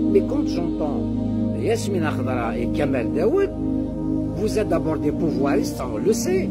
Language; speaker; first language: French; non-native, local second language; Kabyle